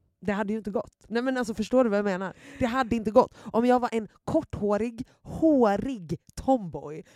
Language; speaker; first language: Swedish; native; Swedish